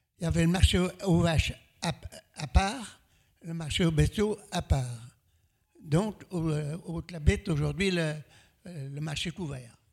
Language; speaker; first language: French; native; French